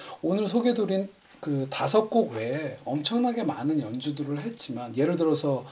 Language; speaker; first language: Korean; native; Korean